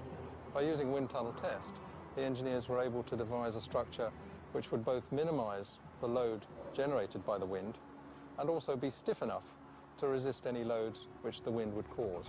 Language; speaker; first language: English; native; English